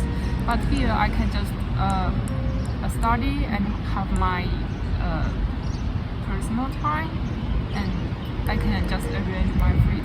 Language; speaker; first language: English; non-native, fluent; Chinese